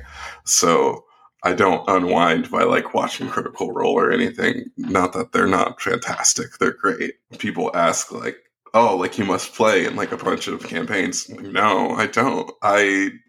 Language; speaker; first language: English; native; English